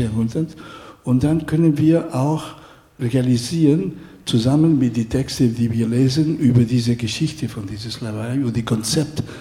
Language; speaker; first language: German; non-native, fluent; Spanish